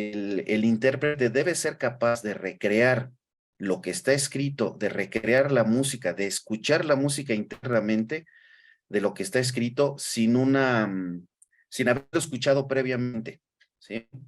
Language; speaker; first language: Spanish; native; Spanish